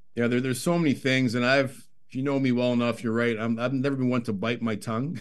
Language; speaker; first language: English; native; English